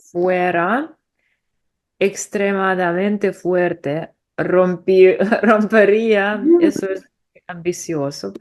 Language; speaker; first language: Spanish; non-native, learner; English